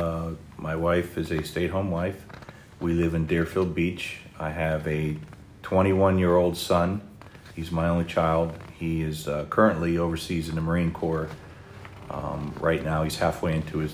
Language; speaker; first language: English; native; English